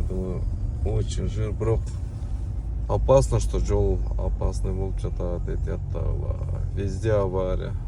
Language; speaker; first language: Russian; non-native, local second language; Kyrgyz